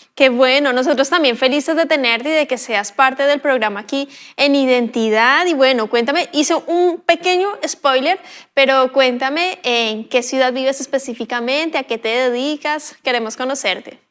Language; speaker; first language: Spanish; native; Spanish